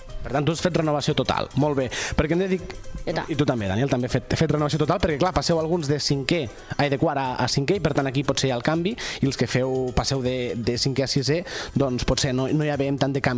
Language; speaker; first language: Catalan; native; Catalan